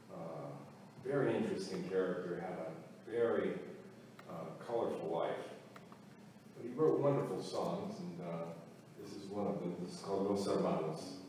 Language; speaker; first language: English; native; English